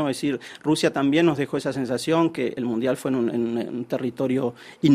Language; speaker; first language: Spanish; native; Spanish